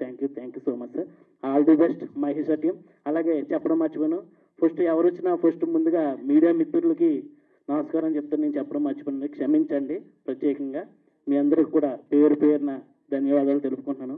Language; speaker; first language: Telugu; native; Telugu